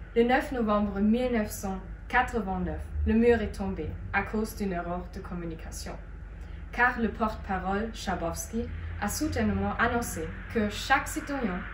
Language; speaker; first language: French; non-native, fluent; German